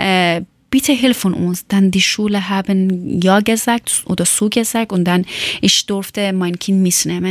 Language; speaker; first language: German; non-native, learner; Persian